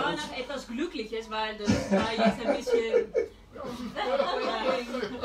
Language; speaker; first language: German; non-native, learner; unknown